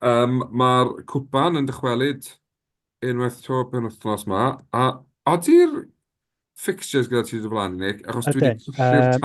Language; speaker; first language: Welsh; native; Welsh